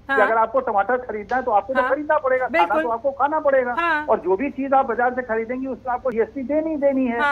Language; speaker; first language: Hindi; native; Hindi